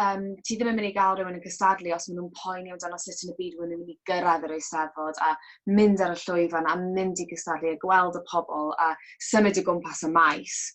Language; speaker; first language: Welsh; native; Welsh